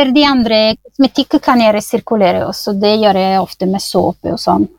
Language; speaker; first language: Norwegian; non-native, fluent; Italian